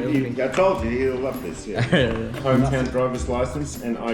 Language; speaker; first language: English; native; English